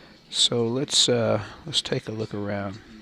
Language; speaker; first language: English; native; English